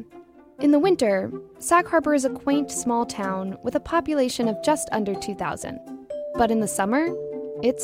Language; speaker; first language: English; native; English